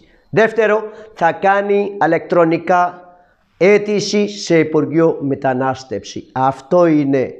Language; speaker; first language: Greek; non-native, learner; Urdu